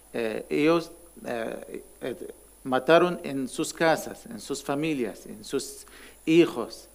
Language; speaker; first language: Spanish; non-native, learner; Arabic